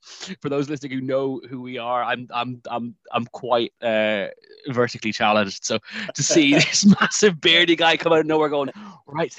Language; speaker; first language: English; native; English